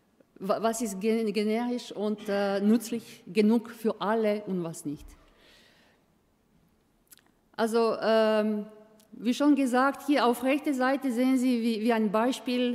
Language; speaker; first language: German; non-native, fluent; Croatian